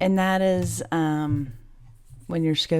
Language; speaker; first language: English; native; English